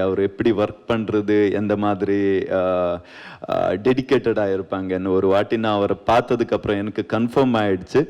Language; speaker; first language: Tamil; non-native, learner; Kannada